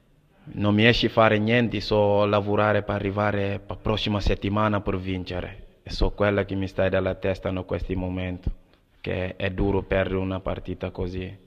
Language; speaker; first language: Italian; non-native, learner; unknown